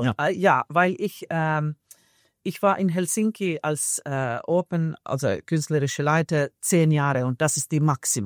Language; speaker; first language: German; non-native, fluent; Finnish